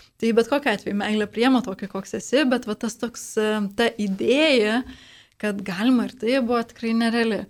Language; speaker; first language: Lithuanian; native; Lithuanian